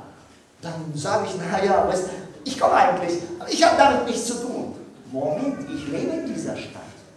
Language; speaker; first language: German; non-native, fluent; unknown